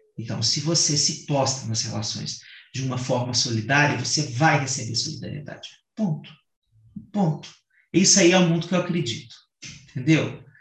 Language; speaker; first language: Portuguese; native; Portuguese